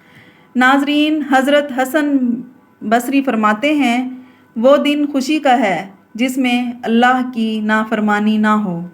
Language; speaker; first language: Urdu; native; Urdu